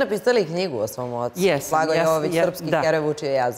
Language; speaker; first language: Serbian; native; Serbian